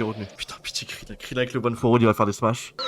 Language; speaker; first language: French; native; French